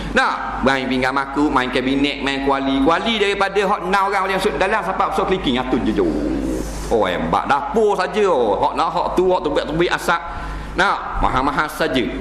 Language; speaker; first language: Malay; native; Malay